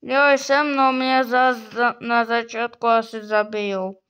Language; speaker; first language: Czech; early bilingual, other home language; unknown